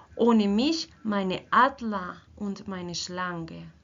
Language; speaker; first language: German; non-native, learner; Spanish